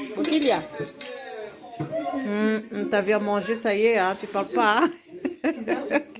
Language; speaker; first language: French; native; French